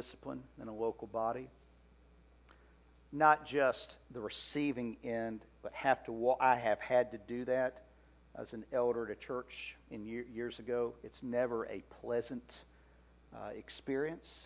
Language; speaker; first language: English; native; English